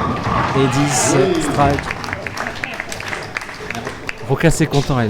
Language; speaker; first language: French; native; French